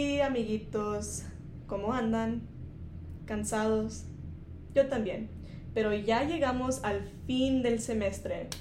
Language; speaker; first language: Spanish; non-native, fluent; English